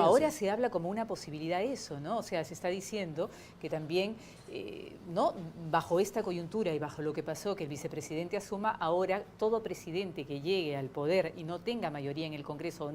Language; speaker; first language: Spanish; native; Spanish